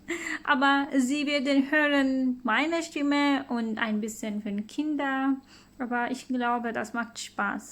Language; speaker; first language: German; non-native, learner; Urdu